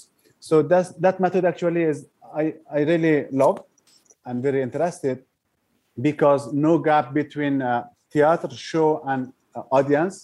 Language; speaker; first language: English; non-native, learner; Persian